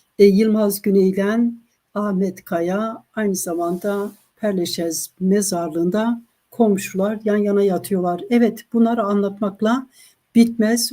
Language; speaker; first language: Turkish; non-native, local second language; Kurdish